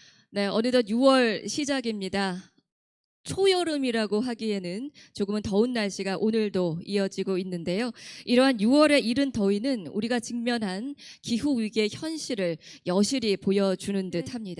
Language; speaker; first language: Korean; native; Korean